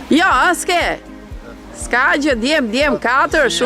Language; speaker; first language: Albanian; native; Albanian